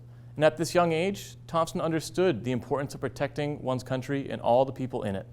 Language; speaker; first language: English; native; English